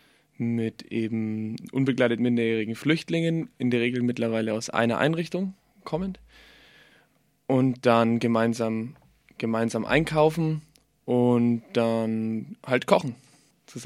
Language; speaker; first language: German; native; German